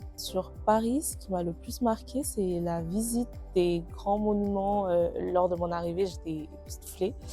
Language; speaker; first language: French; non-native, local second language; Malagasy